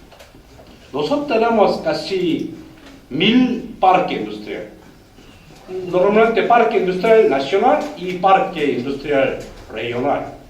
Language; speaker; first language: Spanish; non-native, learner; Korean